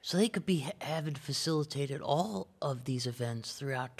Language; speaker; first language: English; native; English